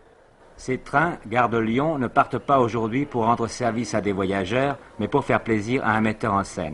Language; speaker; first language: French; native; French